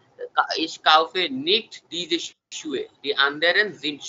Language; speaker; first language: German; non-native, learner; Bangla